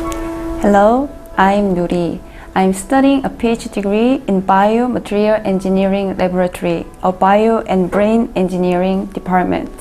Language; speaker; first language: English; non-native, learner; Korean